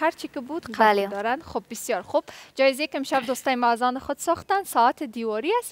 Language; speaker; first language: Persian; native; Persian